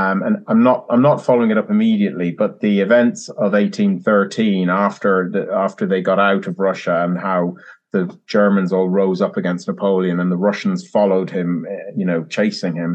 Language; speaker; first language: English; native; English